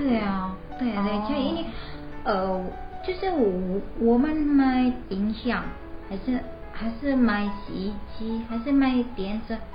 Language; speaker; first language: Chinese; non-native, learner; Indonesian